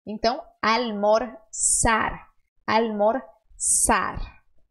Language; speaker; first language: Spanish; non-native, fluent; Portuguese